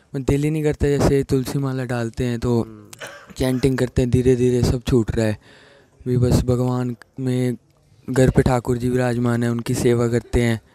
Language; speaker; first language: Hindi; native; Hindi